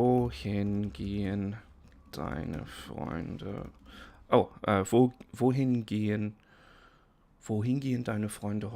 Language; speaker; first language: German; non-native, fluent; English